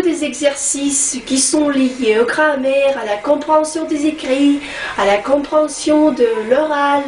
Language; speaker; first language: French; non-native, learner; Russian